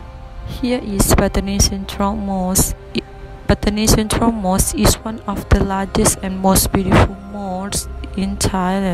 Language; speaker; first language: English; non-native, learner; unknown